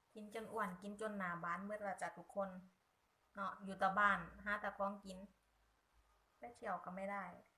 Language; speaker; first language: Thai; native; Thai